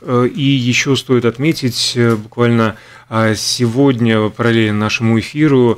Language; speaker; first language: Russian; native; Russian